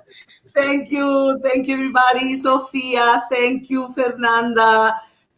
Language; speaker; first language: English; non-native, fluent; Portuguese